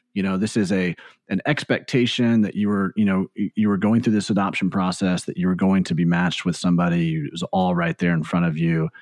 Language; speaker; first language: English; native; English